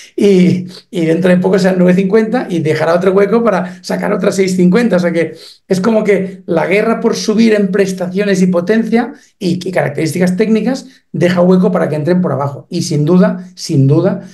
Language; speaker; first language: Spanish; native; Spanish